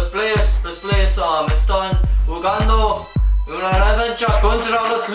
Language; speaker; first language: Spanish; non-native, learner; English